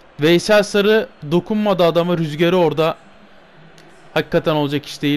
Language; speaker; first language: Turkish; native; Turkish